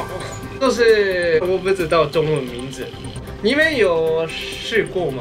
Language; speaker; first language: Chinese; non-native, fluent; Japanese